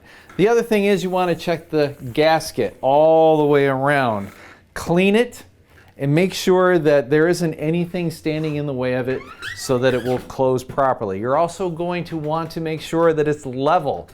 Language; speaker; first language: English; native; English